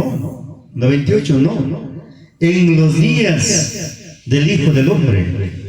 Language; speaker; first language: Spanish; native; Spanish